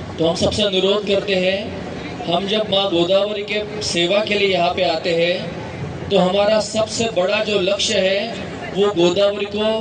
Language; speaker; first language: Hindi; non-native, local second language; Marathi